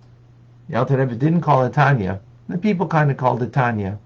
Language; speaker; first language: English; native; English